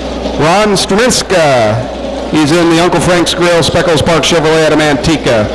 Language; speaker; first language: English; native; English